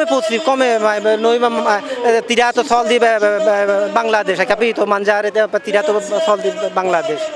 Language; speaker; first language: Italian; non-native, learner; Bangla